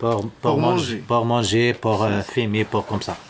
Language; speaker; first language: French; non-native, learner; Arabic